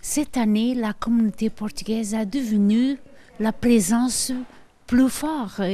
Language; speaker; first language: French; non-native, learner; Portuguese